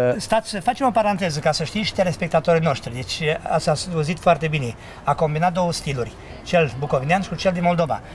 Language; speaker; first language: Romanian; native; Romanian